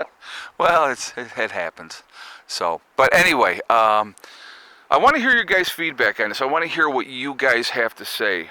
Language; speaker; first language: English; native; English